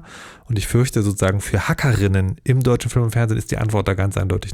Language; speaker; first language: German; native; German